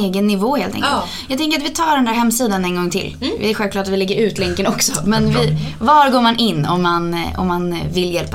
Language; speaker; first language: Swedish; native; Swedish